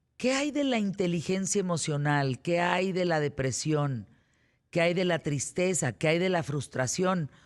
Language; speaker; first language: Spanish; native; Spanish